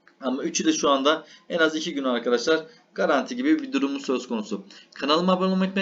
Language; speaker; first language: Turkish; native; Turkish